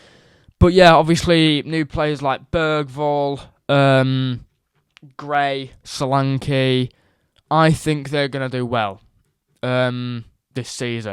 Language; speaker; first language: English; native; English